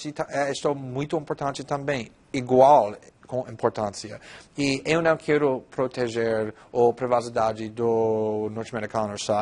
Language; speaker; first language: Portuguese; non-native, fluent; English